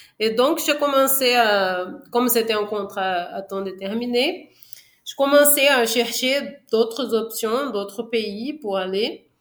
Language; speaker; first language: French; non-native, fluent; Portuguese